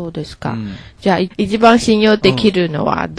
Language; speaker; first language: Japanese; non-native, learner; Chinese